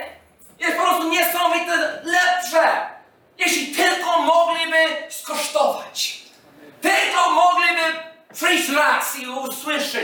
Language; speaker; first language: Polish; non-native, fluent; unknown